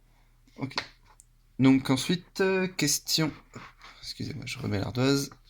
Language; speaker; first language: French; native; French